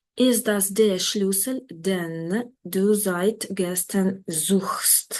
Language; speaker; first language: German; non-native, fluent; Ukrainian